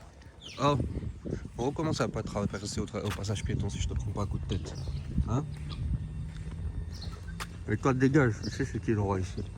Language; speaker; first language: French; native; French